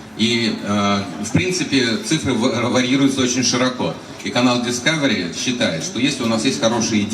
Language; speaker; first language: Russian; native; Russian